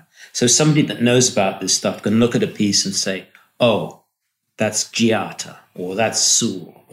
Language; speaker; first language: English; native; English